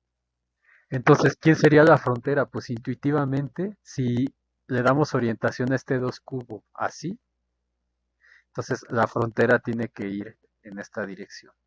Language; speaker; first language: Spanish; native; Spanish